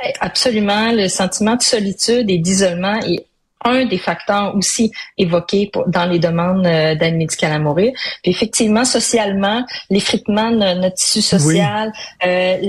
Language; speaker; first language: French; native; French